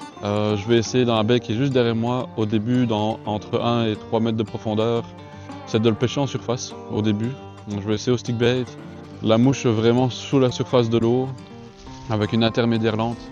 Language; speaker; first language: French; native; French